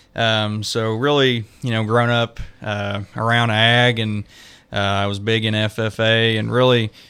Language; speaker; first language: English; native; English